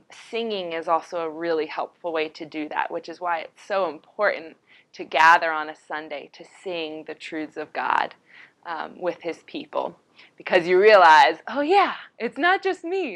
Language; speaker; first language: English; native; English